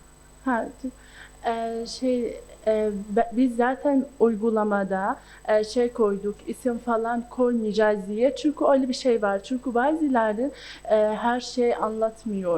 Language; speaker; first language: Turkish; non-native, local second language; Arabic